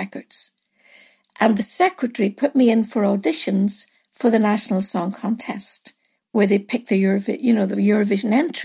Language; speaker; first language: English; native; English